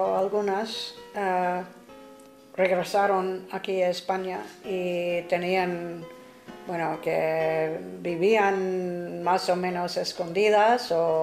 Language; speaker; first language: Spanish; non-native, fluent; English